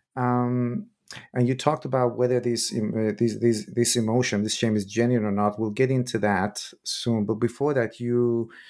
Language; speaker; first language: English; non-native, fluent; Persian